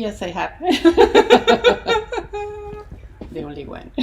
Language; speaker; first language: English; non-native, learner; Spanish